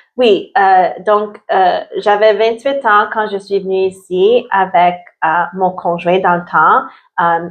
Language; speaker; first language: French; early bilingual, other home language; Italian